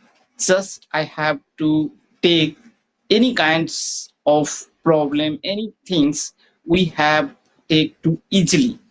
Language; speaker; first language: English; non-native, learner; Maithili